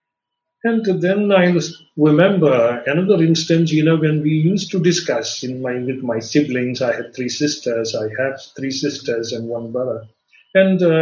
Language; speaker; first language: English; non-native, local second language; Malayalam